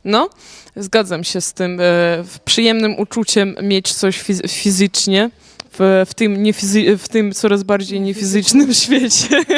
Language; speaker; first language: Polish; non-native, fluent; Ukrainian